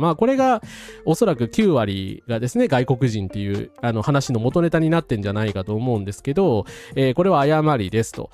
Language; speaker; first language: Japanese; native; Japanese